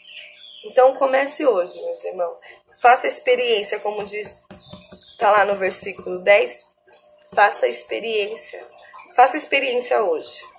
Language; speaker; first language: Portuguese; native; Portuguese